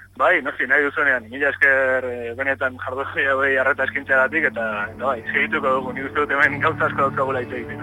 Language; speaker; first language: Basque; native; Basque